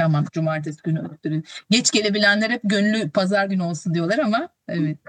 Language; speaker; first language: Turkish; native; Turkish